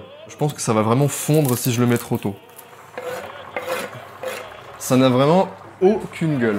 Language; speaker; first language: French; native; French